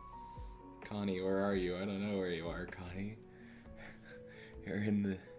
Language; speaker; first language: English; native; English